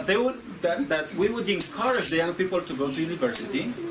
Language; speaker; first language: English; non-native, fluent; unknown